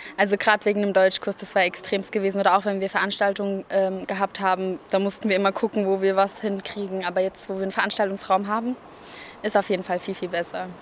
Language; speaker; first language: German; native; German